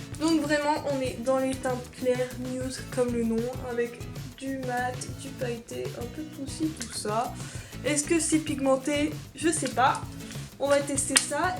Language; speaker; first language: French; native; French